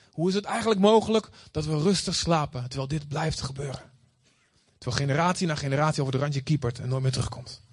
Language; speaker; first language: Dutch; native; Dutch